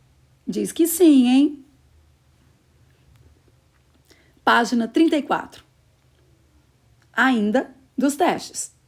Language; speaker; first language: Portuguese; native; Portuguese